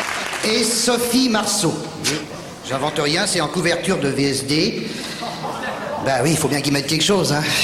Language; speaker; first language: French; native; French